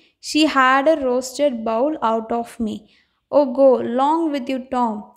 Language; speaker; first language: English; non-native, local second language; Tamil